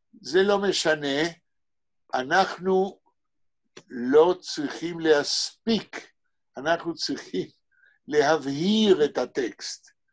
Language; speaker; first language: Hebrew; native; Hebrew